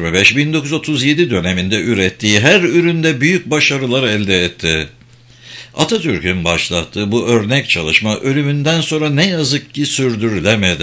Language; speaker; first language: Turkish; native; Turkish